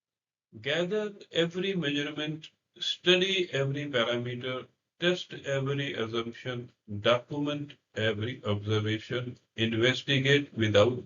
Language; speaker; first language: English; non-native, local second language; Hindi